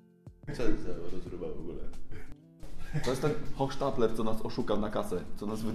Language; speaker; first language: Polish; native; Polish